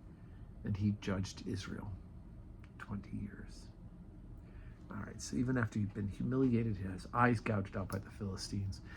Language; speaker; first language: English; native; English